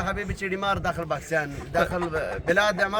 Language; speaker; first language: Arabic; non-native, learner; Punjabi